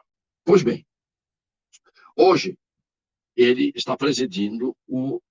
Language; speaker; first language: Portuguese; native; Portuguese